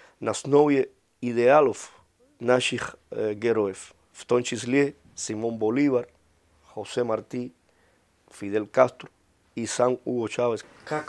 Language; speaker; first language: Russian; non-native, fluent; Spanish